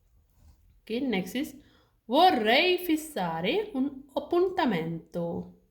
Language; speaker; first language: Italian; non-native, learner; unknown